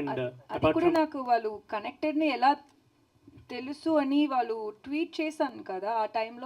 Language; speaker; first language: Telugu; non-native, learner; Tamil